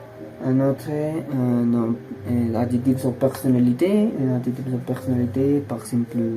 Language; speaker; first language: French; non-native, learner; Spanish